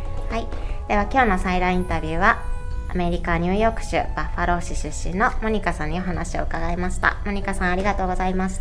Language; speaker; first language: Japanese; native; Japanese